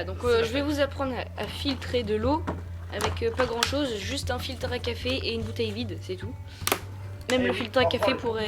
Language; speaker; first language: French; native; French